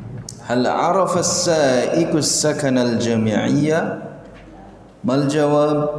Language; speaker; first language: Arabic; non-native, fluent; Indonesian